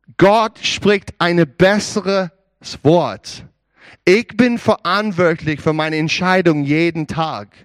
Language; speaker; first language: German; non-native, learner; English